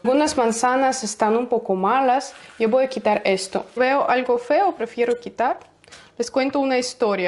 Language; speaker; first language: Spanish; non-native, learner; Russian